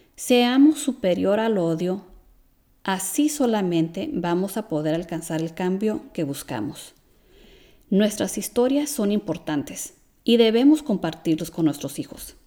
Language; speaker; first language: Spanish; early bilingual, heritage; Spanish